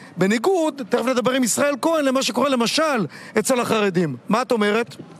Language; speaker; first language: Hebrew; native; Hebrew